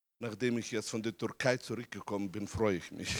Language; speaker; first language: German; non-native, fluent; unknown